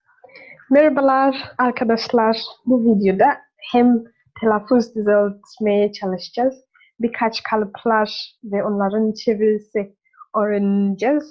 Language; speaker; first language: Turkish; non-native, learner; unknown